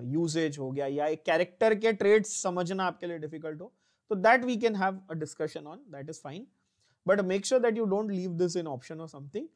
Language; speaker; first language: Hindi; native; Hindi